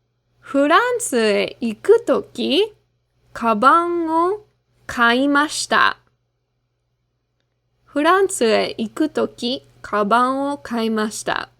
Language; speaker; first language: Japanese; non-native, fluent; English